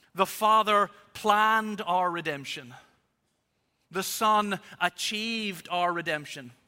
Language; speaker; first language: English; native; English